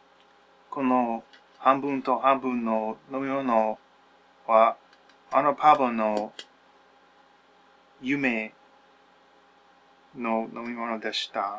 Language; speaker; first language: Japanese; non-native, learner; English